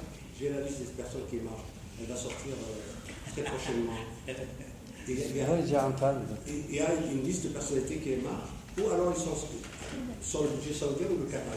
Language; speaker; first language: French; native; French